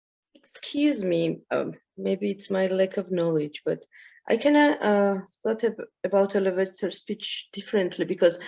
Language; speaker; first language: English; non-native, fluent; Georgian